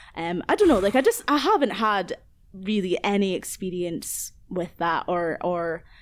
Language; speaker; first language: English; native; English